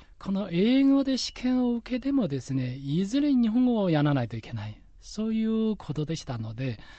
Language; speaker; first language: Japanese; non-native, fluent; Chinese